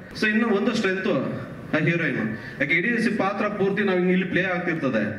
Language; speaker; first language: Kannada; native; Kannada